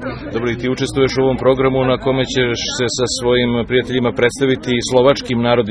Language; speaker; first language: Serbian; native; Serbian